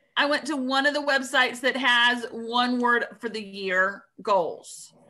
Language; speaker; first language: English; native; English